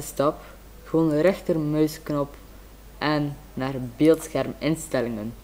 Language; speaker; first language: Dutch; native; Dutch